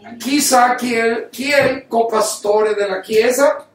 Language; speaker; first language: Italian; non-native, learner; Spanish